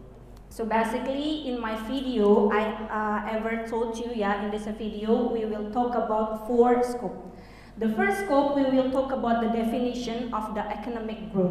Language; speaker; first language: English; non-native, learner; Indonesian